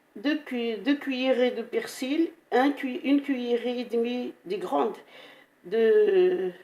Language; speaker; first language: French; non-native, local second language; Arabic